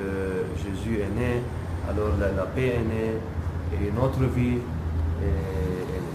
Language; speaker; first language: French; non-native, local second language; Arabic